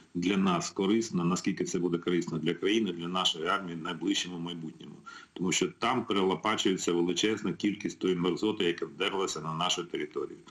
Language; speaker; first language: Ukrainian; non-native, local second language; Russian